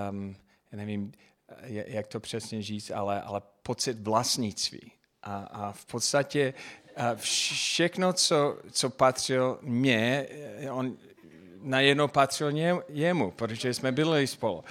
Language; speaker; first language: Czech; non-native, fluent; English